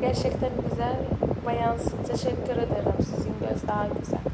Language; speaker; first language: Turkish; non-native, learner; Arabic